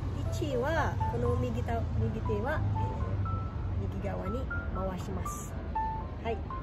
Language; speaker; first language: Japanese; non-native, fluent; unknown